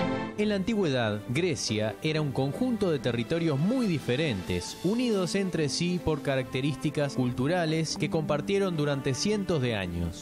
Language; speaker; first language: Spanish; native; Spanish